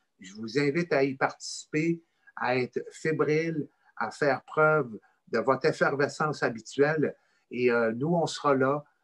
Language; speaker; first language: French; native; French